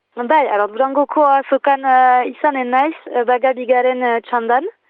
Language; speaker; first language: Basque; non-native, learner; French